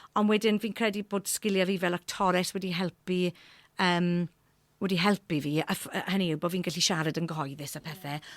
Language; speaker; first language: Welsh; non-native, local second language; English